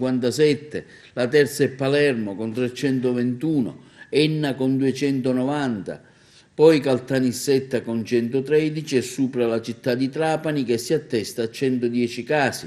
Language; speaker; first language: Italian; native; Italian